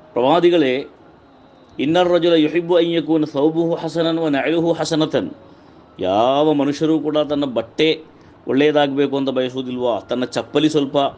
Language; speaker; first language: Kannada; non-native, local second language; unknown